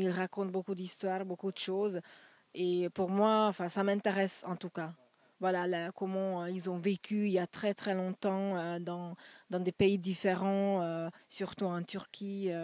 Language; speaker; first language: French; non-native, fluent; Hungarian